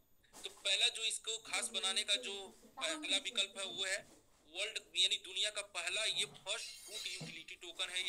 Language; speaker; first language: Hindi; native; Hindi